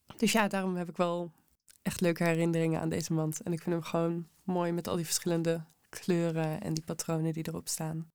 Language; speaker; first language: Dutch; native; Dutch